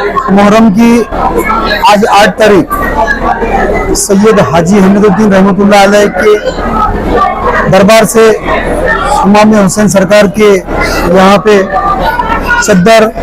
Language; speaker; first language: Urdu; native; Urdu